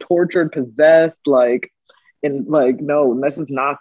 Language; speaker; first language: English; native; English